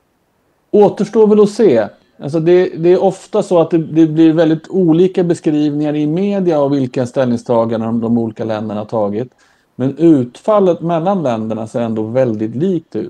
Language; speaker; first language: Swedish; native; Swedish